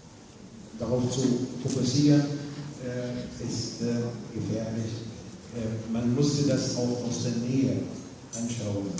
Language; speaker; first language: German; non-native, fluent; Arabic